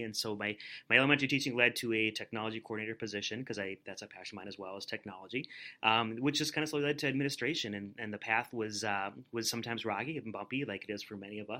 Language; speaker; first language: English; native; English